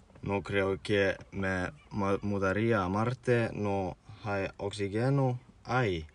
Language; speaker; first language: Spanish; non-native, learner; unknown